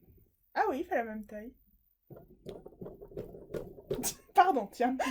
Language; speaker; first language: French; native; French